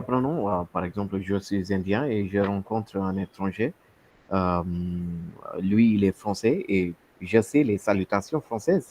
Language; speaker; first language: French; non-native, learner; Hindi